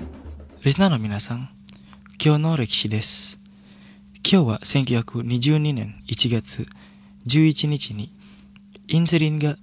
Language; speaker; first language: Japanese; non-native, fluent; Indonesian